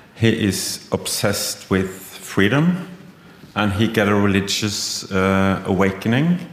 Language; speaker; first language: English; non-native, fluent; Norwegian